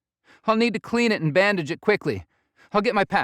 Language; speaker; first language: English; native; English